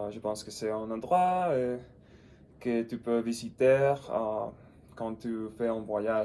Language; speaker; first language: French; non-native, learner; English